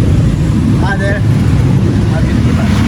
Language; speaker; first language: English; non-native, local second language; Filipino